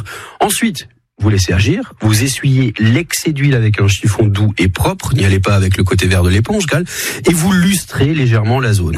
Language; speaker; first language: French; native; French